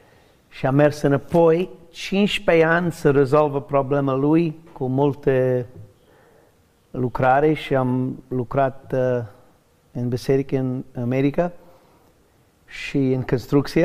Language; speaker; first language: Romanian; non-native, learner; English